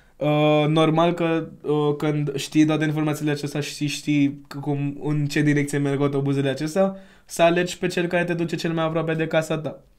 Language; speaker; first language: Romanian; non-native, fluent; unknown